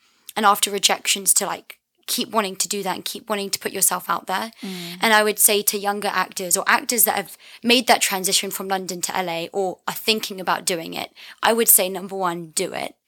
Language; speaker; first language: English; native; English